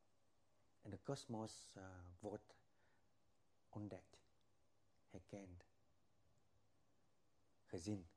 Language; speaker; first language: Dutch; non-native, fluent; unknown